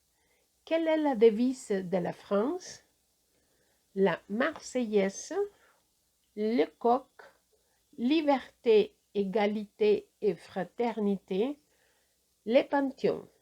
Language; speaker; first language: French; non-native, fluent; Spanish